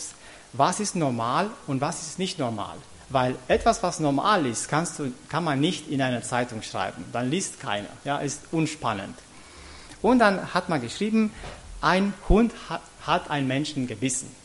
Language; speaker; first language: German; non-native, fluent; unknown